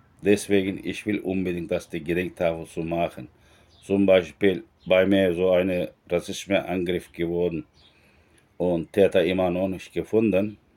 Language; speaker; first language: German; non-native, learner; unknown